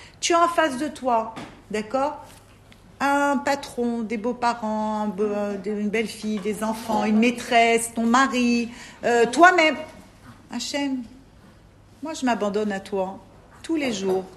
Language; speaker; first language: French; native; French